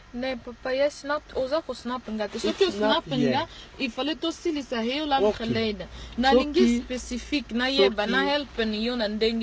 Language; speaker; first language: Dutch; early bilingual, other home language; Lingala